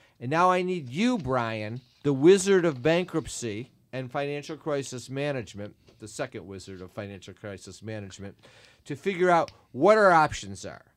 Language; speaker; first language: English; native; English